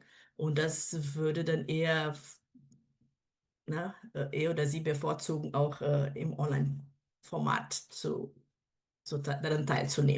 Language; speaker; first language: German; non-native, fluent; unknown